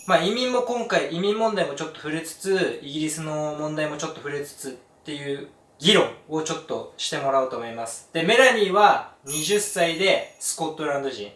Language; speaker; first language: Japanese; native; Japanese